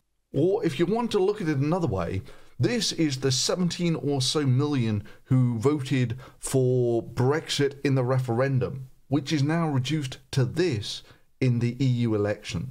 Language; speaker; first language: English; native; English